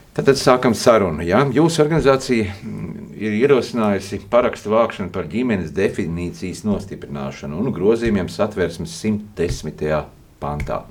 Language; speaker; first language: Latvian; native; Latvian